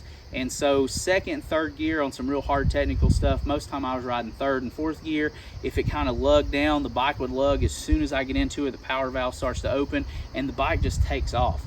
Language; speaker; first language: English; native; English